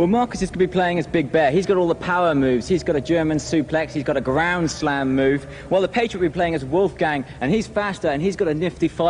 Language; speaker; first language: English; native; English